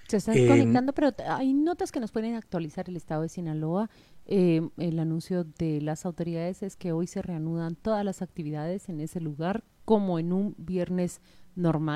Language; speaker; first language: Spanish; native; Spanish